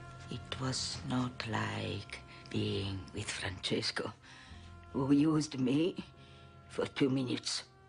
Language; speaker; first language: English; non-native, fluent; Italian